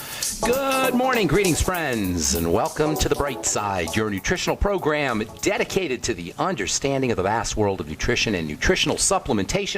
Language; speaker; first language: English; native; English